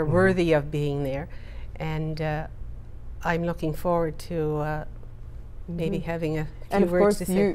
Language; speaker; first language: English; native; English